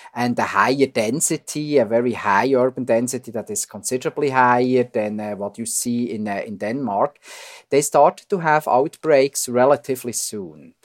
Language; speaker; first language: English; non-native, fluent; German